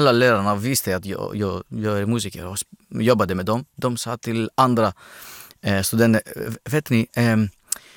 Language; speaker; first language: Swedish; non-native, learner; Greek